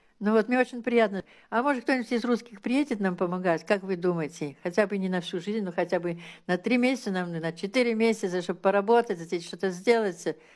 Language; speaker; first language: Russian; early bilingual, heritage; Russian